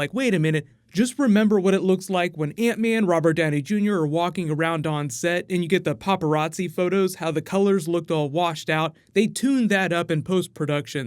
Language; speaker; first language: English; native; English